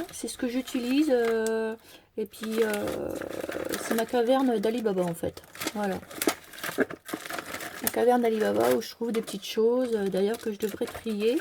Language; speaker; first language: French; native; French